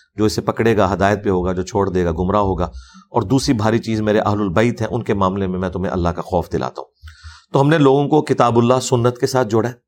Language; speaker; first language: Urdu; non-native, local second language; Punjabi